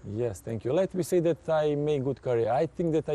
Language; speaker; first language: English; non-native, fluent; Serbian